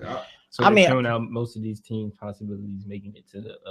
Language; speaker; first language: English; native; English